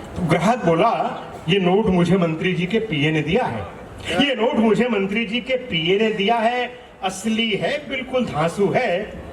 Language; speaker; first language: Hindi; non-native, local second language; Punjabi